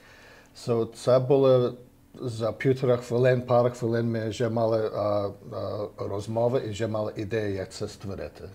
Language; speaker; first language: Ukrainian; early bilingual, heritage; Ukrainian